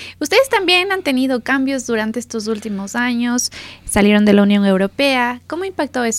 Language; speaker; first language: Spanish; native; Spanish